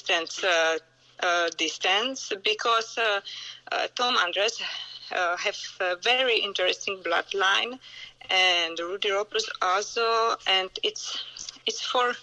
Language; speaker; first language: English; non-native, learner; Czech